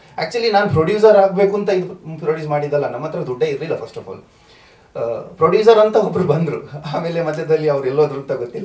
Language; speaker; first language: Kannada; non-native, local second language; Tulu